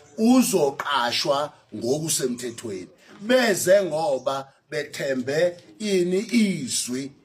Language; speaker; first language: Zulu; native; Zulu